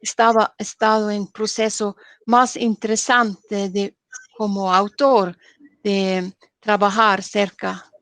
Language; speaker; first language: Spanish; non-native, learner; Norwegian